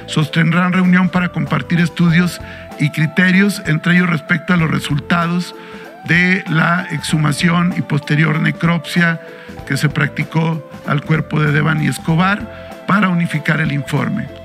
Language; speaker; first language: Spanish; native; Spanish